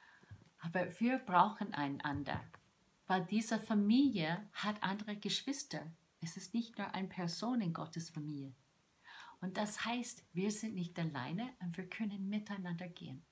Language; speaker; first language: German; non-native, fluent; English